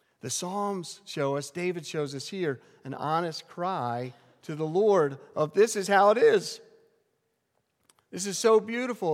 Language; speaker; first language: English; native; English